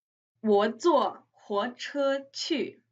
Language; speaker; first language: Chinese; non-native, fluent; English